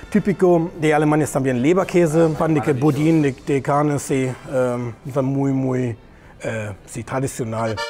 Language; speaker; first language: Spanish; non-native, learner; German